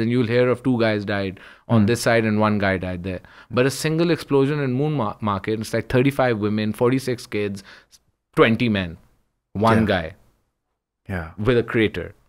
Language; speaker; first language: English; early bilingual, other home language; Urdu